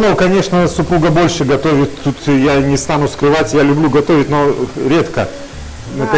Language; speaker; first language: Russian; native; Russian